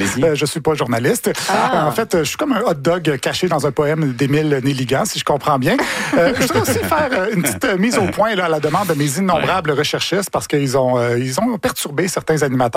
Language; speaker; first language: French; native; French